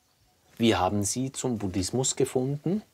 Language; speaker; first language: German; native; German